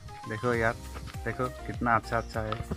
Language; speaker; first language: Hindi; non-native, local second language; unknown